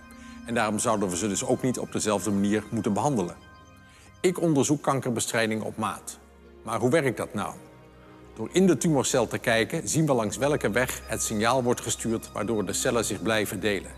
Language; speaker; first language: Dutch; native; Dutch